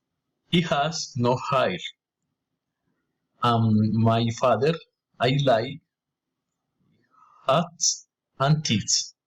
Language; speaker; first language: English; non-native, learner; Spanish